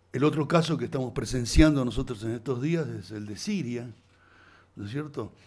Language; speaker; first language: Spanish; native; Spanish